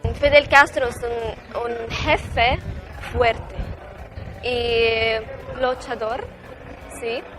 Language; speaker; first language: Spanish; non-native, learner; Arabic